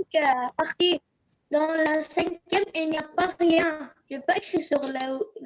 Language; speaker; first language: French; non-native, learner; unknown